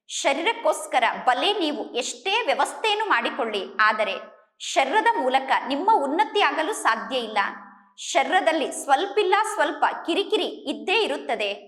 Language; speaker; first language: Kannada; native; Kannada